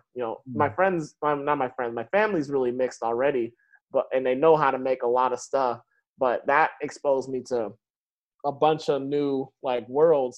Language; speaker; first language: English; native; English